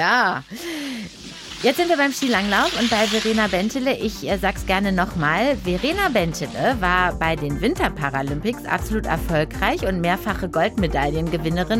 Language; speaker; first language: German; native; German